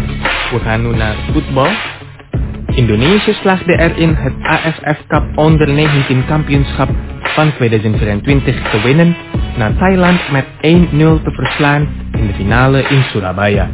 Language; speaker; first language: Dutch; non-native, fluent; Indonesian